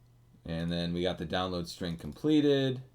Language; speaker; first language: English; native; English